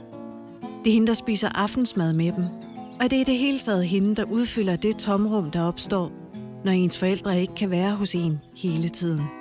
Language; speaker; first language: Danish; native; Danish